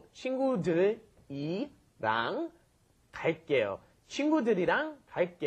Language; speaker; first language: Korean; non-native, fluent; English